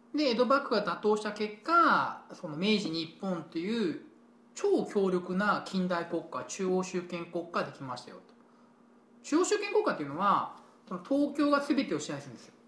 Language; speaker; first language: Japanese; native; Japanese